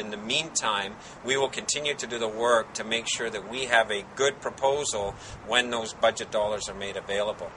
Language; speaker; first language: English; native; English